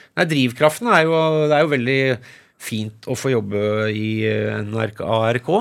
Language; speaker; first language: Norwegian; early bilingual, other home language; English